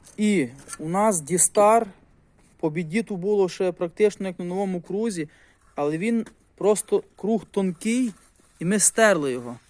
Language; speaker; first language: Ukrainian; native; Ukrainian